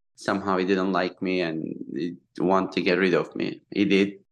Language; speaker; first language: English; non-native, fluent; Turkish